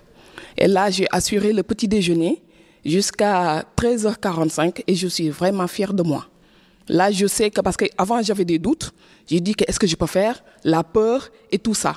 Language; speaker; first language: French; non-native, fluent; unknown